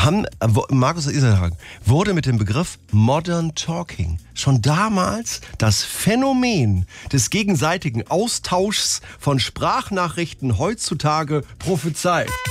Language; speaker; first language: German; native; German